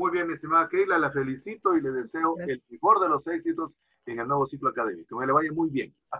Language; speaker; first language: Spanish; native; Spanish